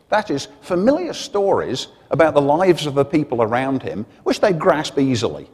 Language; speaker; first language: English; native; English